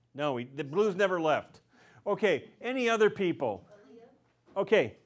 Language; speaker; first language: English; native; English